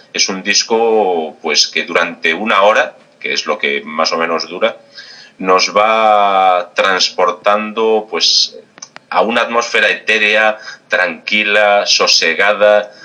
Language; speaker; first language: Spanish; native; Spanish